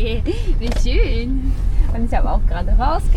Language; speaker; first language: German; non-native, learner; Indonesian